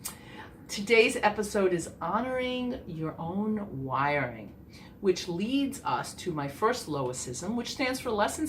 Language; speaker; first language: English; native; English